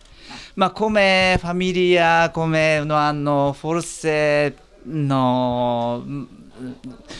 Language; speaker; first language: Italian; non-native, learner; Japanese